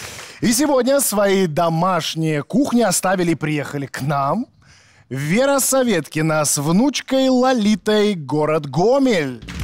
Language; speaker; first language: Russian; native; Russian